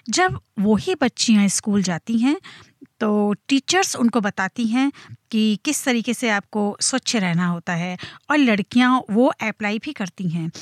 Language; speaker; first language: Hindi; native; Hindi